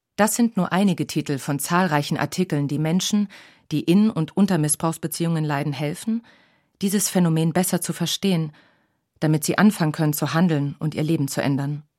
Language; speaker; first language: German; native; German